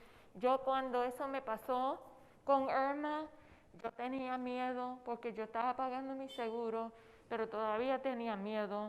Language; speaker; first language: Spanish; non-native, fluent; English